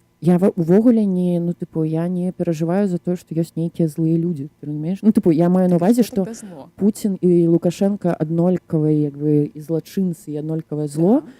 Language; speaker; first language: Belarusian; non-native, local second language; Russian